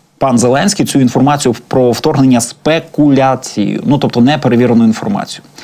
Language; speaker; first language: Ukrainian; native; Ukrainian